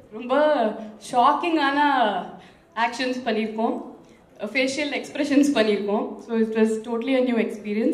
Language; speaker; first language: Tamil; non-native, fluent; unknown